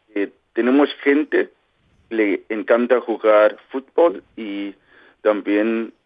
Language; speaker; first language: Spanish; non-native, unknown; Kalaallisut